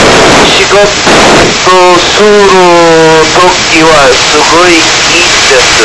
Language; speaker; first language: Japanese; non-native, learner; English